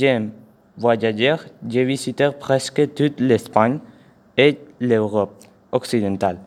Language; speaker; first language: French; non-native, learner; Spanish